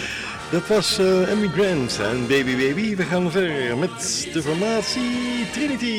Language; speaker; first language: Dutch; native; Dutch